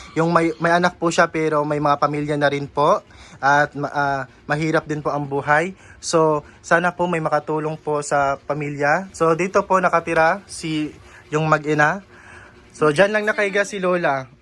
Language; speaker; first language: Filipino; non-native, local second language; Cebuano